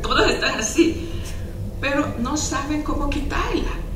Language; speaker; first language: Spanish; non-native, local second language; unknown